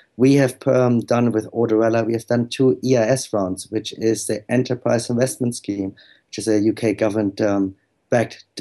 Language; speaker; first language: English; non-native, fluent; German